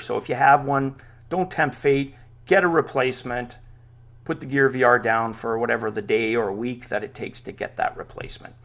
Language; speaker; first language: English; native; English